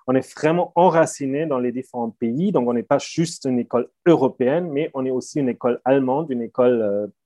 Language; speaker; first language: French; non-native, fluent; German